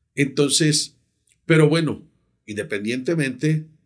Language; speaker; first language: Spanish; native; Spanish